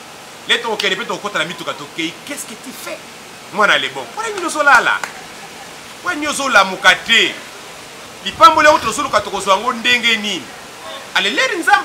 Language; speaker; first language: French; non-native, local second language; Lingala